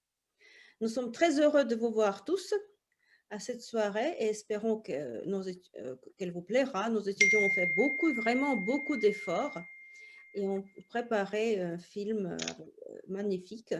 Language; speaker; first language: French; non-native, fluent; Russian